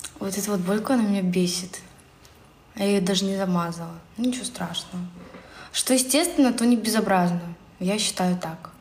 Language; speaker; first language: Russian; native; Russian